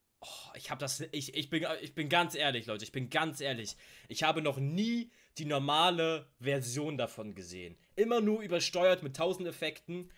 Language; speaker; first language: German; native; German